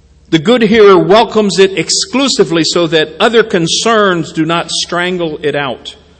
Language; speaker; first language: English; native; English